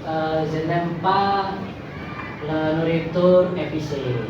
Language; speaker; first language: French; non-native, learner; Indonesian